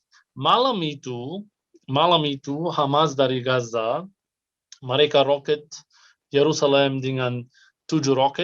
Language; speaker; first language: Indonesian; non-native, fluent; Arabic